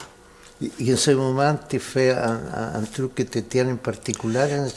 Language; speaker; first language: French; non-native, fluent; Spanish